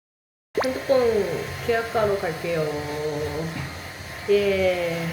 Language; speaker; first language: Korean; non-native, fluent; Japanese